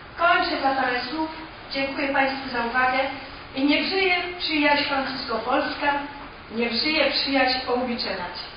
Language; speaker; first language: Polish; native; Polish